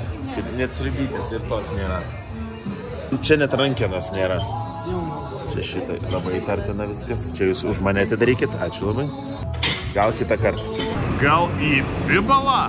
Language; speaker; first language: Lithuanian; native; Lithuanian